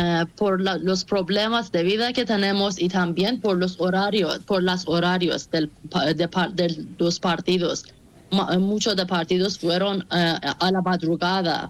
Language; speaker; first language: Spanish; non-native, learner; Persian